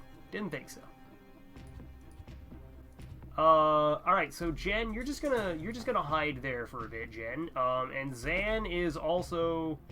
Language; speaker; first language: English; native; English